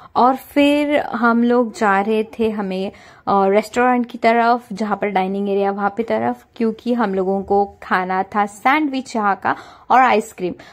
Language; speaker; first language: Hindi; non-native, local second language; Marathi